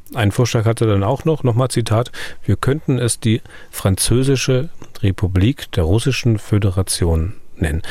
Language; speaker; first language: German; native; German